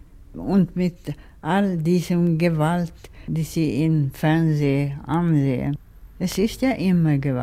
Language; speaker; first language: German; non-native, fluent; Swedish